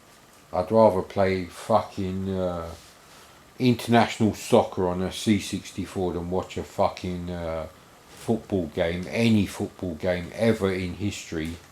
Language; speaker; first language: English; native; English